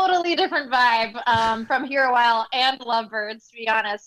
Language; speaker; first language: English; native; English